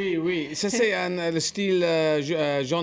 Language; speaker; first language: French; non-native, fluent; English